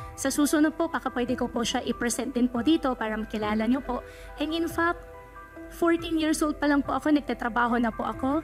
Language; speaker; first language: Filipino; native; Filipino